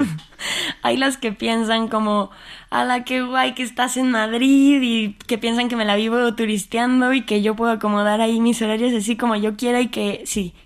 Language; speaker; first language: Spanish; native; Spanish